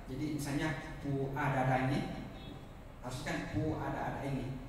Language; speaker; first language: Indonesian; native; Indonesian